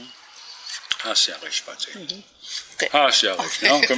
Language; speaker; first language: German; native; German